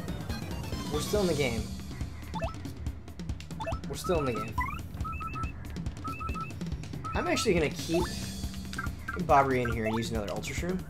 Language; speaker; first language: English; native; English